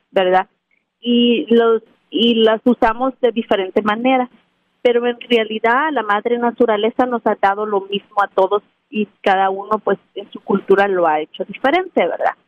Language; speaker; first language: Spanish; native; Spanish